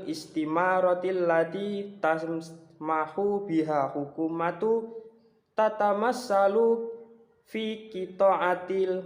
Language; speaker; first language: Arabic; non-native, learner; Indonesian